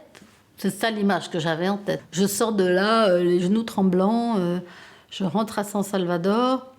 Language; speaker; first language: French; early bilingual, other home language; Italian